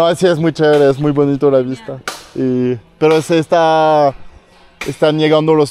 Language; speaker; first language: Spanish; non-native, fluent; French